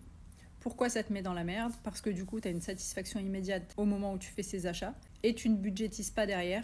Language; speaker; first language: French; native; French